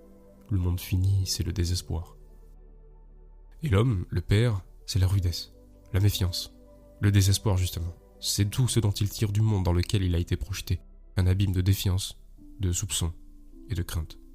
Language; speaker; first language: French; native; French